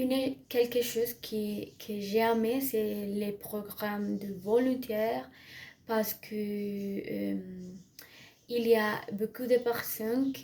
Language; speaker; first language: French; non-native, learner; Spanish